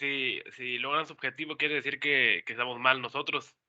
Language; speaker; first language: Spanish; native; Spanish